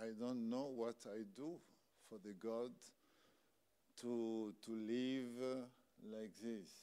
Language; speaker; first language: English; non-native, learner; French